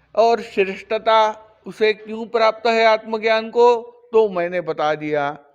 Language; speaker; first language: Hindi; non-native, local second language; Marathi